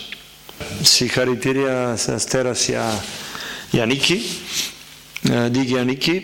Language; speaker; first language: Greek; non-native, fluent; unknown